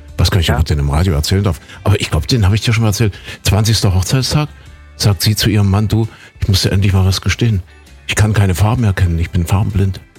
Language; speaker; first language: German; native; German